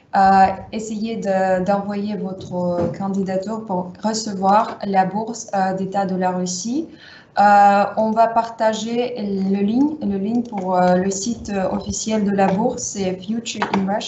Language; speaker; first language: French; non-native, fluent; Russian